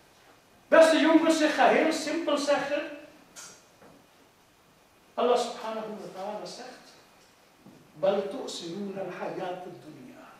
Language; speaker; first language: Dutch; non-native, fluent; Urdu